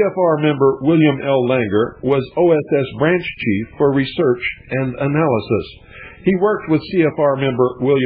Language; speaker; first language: English; native; English